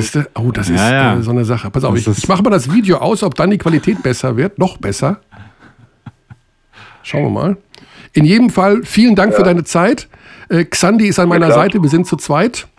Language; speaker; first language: German; native; German